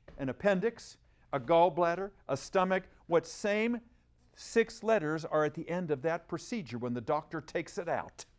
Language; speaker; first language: English; native; English